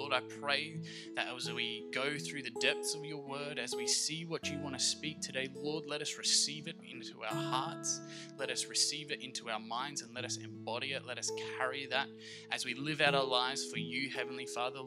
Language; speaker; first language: English; native; English